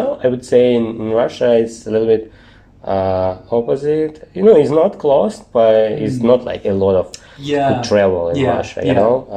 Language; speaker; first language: English; non-native, learner; Russian